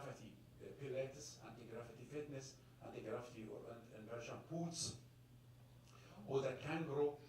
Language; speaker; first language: English; non-native, fluent; Arabic